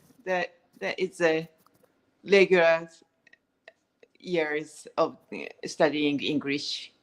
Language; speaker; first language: English; non-native, learner; Japanese